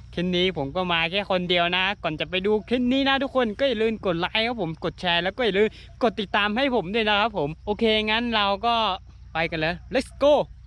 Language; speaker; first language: Thai; native; Thai